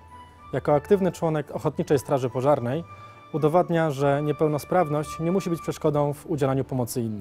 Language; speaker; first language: Polish; native; Polish